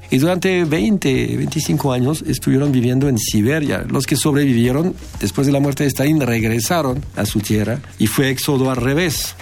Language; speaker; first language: Spanish; non-native, fluent; French